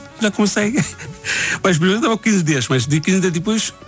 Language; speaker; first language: Portuguese; non-native, learner; Bangla